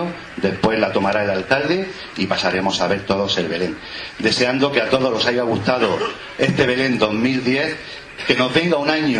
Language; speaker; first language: Spanish; native; Spanish